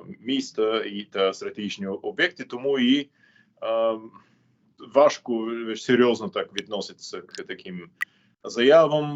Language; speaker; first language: Ukrainian; non-native, fluent; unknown